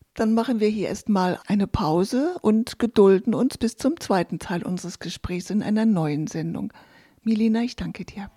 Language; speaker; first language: German; native; German